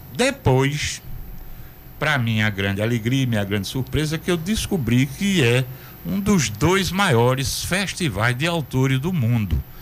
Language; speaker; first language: Portuguese; native; Portuguese